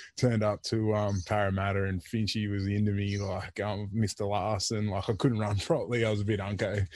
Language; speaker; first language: English; native; English